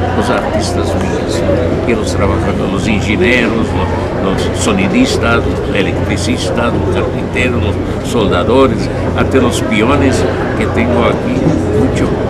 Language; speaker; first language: Spanish; non-native, fluent; Hungarian